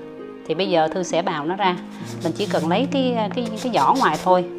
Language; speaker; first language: Vietnamese; native; Vietnamese